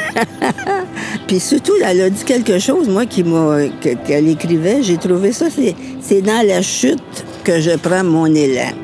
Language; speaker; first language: French; native; French